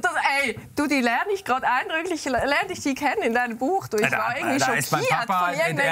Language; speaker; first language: German; native; German